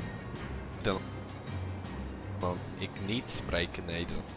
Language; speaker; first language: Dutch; non-native, learner; English